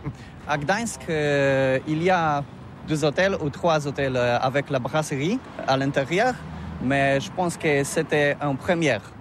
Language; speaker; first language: French; non-native, learner; Polish